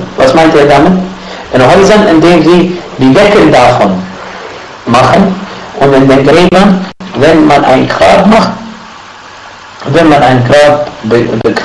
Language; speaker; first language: German; non-native, fluent; Arabic